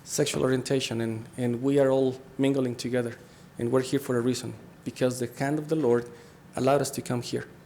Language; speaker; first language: English; non-native, fluent; Spanish